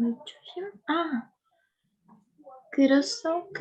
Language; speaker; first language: Korean; non-native, learner; Russian